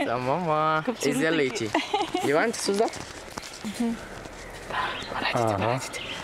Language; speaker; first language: Russian; non-native, learner; Swahili